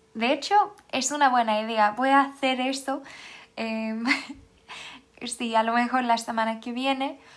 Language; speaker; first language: Spanish; non-native, fluent; Swedish